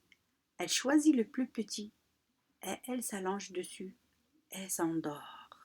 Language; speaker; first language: French; non-native, local second language; Arabic